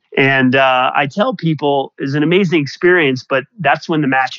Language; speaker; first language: English; native; English